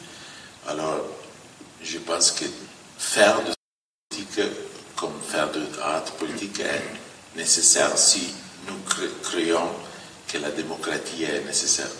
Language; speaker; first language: French; non-native, fluent; Italian